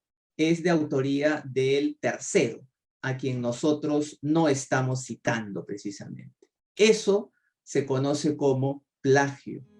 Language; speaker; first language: Spanish; native; Spanish